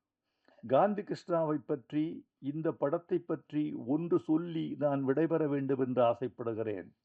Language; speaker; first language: Tamil; native; Tamil